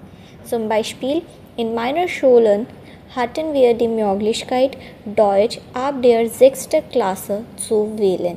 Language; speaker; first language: German; non-native, learner; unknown